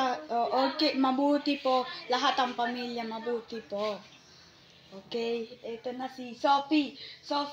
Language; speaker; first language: Filipino; non-native, learner; Spanish